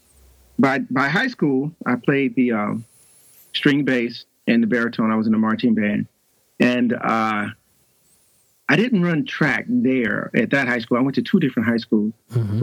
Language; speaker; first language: English; native; English